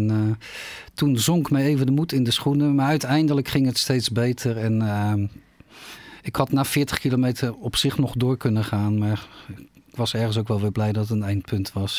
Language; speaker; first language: Dutch; native; Dutch